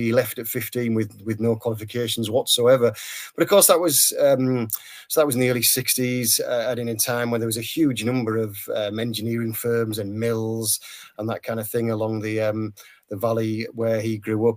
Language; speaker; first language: English; native; English